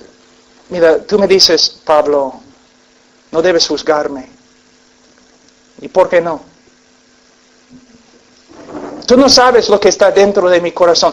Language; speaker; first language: Spanish; non-native, fluent; English